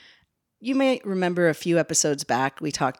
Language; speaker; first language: English; native; English